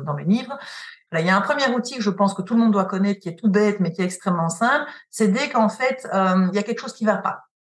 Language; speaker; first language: French; native; French